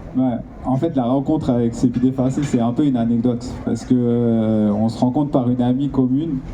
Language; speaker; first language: French; native; French